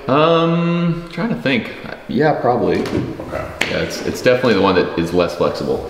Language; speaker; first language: English; native; English